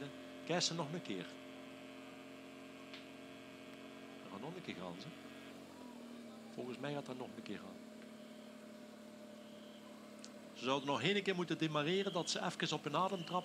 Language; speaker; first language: Dutch; native; Dutch